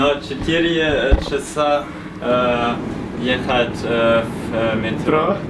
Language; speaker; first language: Russian; non-native, learner; German